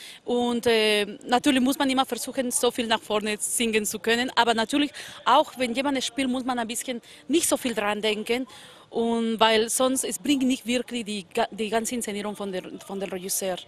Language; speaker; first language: German; non-native, fluent; Spanish